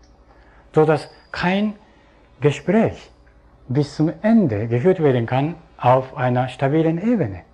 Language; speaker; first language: German; non-native, fluent; Japanese